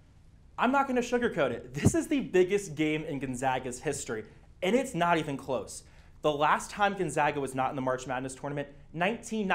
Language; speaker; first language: English; native; English